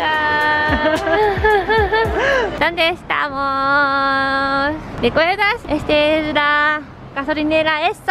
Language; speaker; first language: Spanish; non-native, learner; Japanese